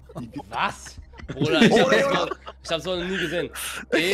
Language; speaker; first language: German; native; German